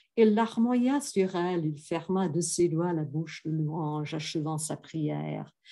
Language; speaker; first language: French; non-native, fluent; English